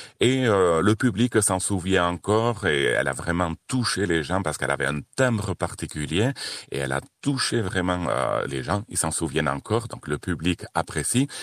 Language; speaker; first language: French; native; French